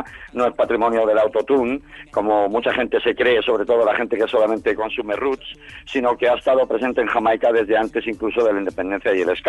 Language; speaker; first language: Spanish; native; Spanish